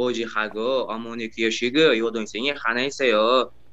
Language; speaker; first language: Korean; non-native, learner; Uzbek